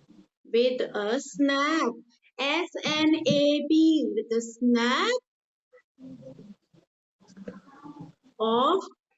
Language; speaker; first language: English; non-native, local second language; Hindi